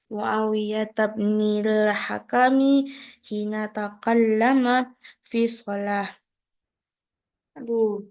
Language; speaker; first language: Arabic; non-native, learner; Indonesian